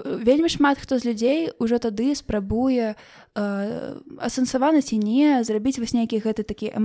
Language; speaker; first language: Belarusian; native; Belarusian